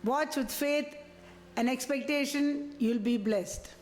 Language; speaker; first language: English; non-native, local second language; Tamil